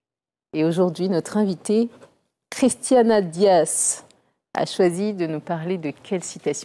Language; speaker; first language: French; native; French